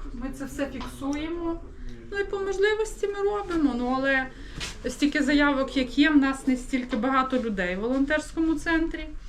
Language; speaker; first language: Ukrainian; native; Ukrainian